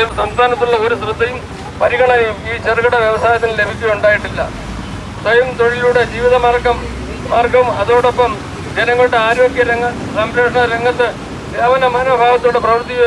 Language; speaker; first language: Malayalam; native; Malayalam